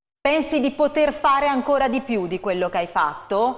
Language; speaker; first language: Italian; native; Italian